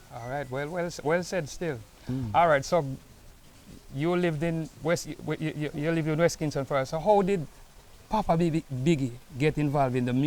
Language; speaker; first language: English; native; English